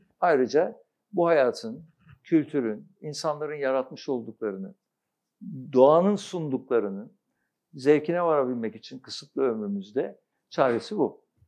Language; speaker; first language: Turkish; native; Turkish